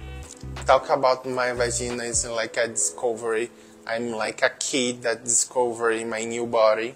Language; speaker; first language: English; non-native, learner; Portuguese